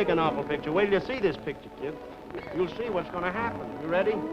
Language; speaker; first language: English; native; English